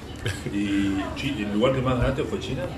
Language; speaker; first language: Spanish; native; Spanish